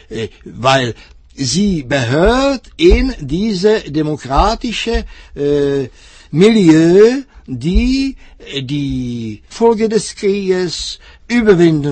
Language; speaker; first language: German; non-native, fluent; Czech